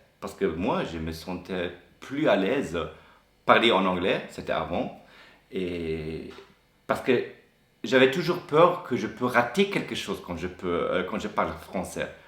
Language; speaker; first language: French; non-native, fluent; German